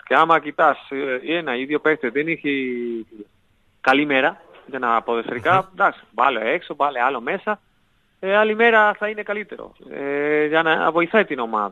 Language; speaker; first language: Greek; non-native, learner; Spanish